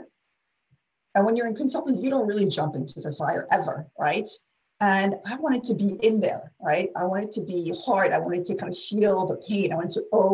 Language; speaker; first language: English; non-native, fluent; French